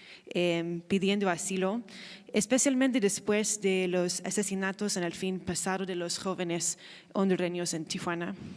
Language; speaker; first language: Spanish; non-native, fluent; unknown